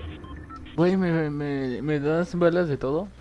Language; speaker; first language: Spanish; native; Spanish